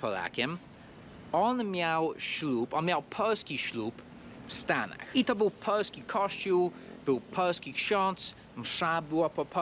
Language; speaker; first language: Polish; early bilingual, heritage; Polish